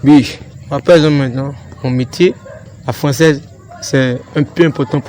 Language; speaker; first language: French; non-native, learner; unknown